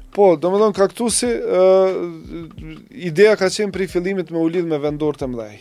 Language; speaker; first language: Albanian; native; Albanian